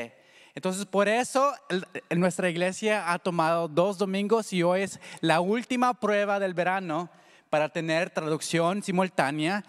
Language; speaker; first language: Spanish; early bilingual, heritage; Spanish